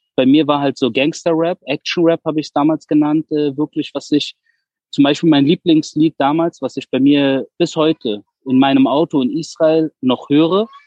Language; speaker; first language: German; early bilingual, other home language; Persian